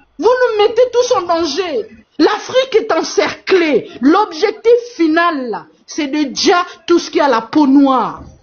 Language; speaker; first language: French; non-native, fluent; Portuguese